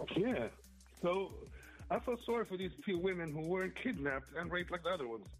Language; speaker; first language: English; non-native, fluent; Arabic